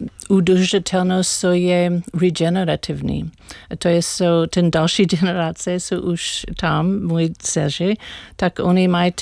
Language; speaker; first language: Czech; non-native, learner; English